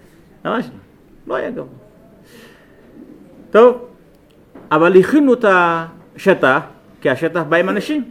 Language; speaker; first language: Hebrew; non-native, fluent; Amharic